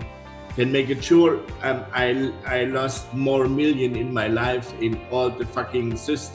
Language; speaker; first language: English; non-native, learner; German